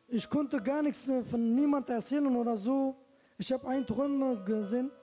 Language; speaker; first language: German; non-native, learner; Turkish